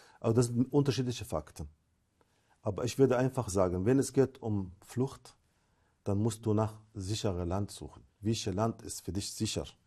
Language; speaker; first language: German; non-native, learner; Arabic